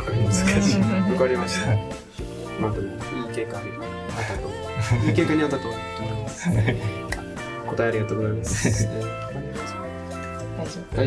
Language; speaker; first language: Japanese; non-native, learner; English